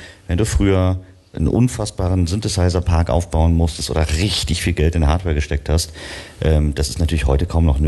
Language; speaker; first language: German; native; German